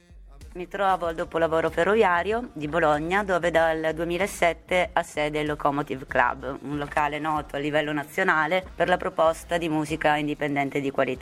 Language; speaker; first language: Italian; native; Italian